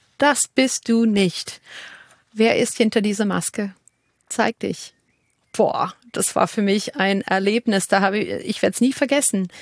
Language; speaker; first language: German; non-native, fluent; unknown